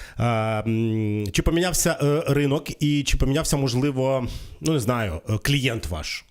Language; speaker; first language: Ukrainian; native; Ukrainian